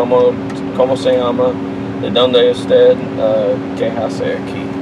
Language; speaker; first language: Spanish; non-native, learner; English